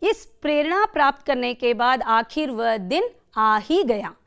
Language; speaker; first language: Hindi; non-native, local second language; Kannada